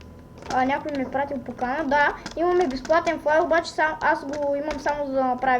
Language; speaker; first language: Bulgarian; native; Bulgarian